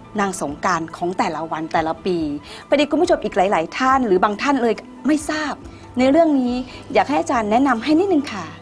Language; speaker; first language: Thai; native; Thai